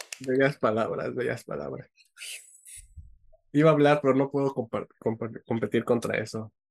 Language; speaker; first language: Spanish; native; Spanish